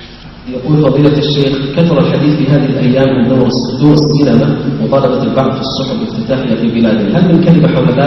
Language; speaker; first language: Arabic; native; Arabic